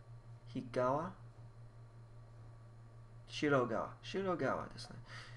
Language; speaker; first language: Japanese; non-native, learner; English